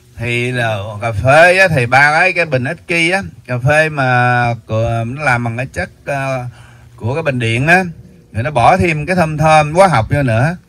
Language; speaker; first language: Vietnamese; native; Vietnamese